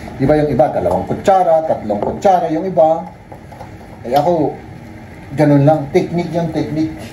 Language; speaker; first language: Filipino; native; Filipino